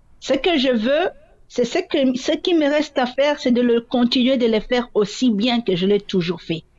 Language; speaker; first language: French; non-native, local second language; Swahili